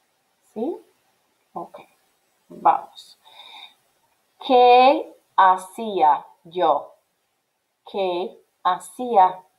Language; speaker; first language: Spanish; non-native, fluent; English